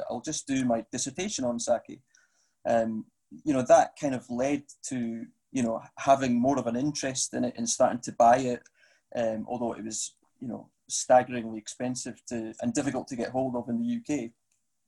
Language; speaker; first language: English; native; English